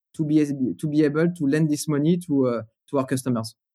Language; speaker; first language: English; non-native, fluent; French